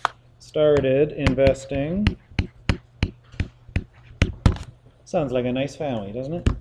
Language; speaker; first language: English; native; English